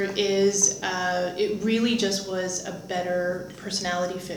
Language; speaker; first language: English; native; English